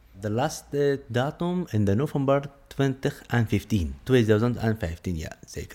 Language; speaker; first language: Dutch; non-native, learner; Arabic